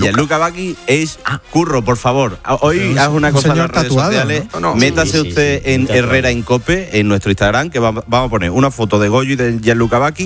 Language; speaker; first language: Spanish; native; Spanish